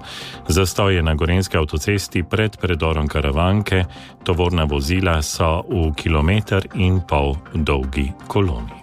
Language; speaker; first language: Slovenian; native; Slovenian